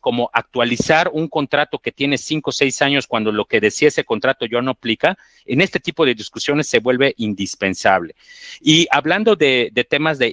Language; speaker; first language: Spanish; native; Spanish